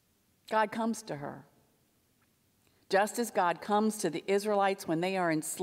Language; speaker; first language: English; native; English